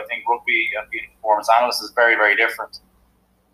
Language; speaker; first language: English; native; English